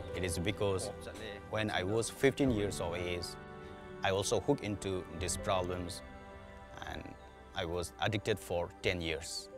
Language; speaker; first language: English; non-native, local second language; Manipuri